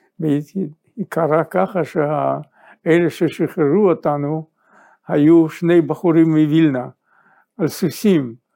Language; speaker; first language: Hebrew; non-native, fluent; Yiddish